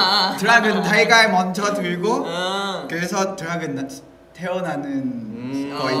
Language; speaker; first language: Korean; non-native, fluent; Vietnamese